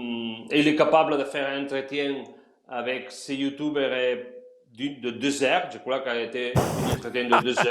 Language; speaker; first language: French; non-native, fluent; Spanish